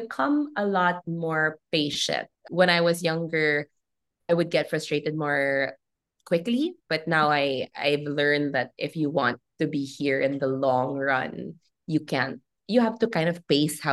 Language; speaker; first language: English; non-native, local second language; Filipino